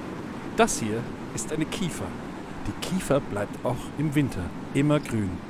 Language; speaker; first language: German; native; German